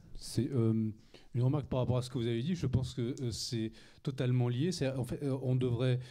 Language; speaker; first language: French; native; French